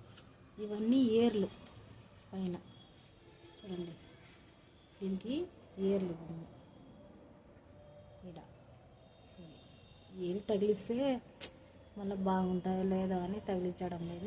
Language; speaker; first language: Telugu; native; Telugu